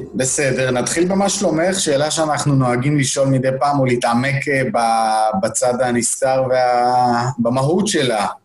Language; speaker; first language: Hebrew; native; Hebrew